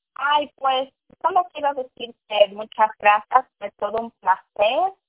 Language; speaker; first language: Spanish; early bilingual, heritage; Spanish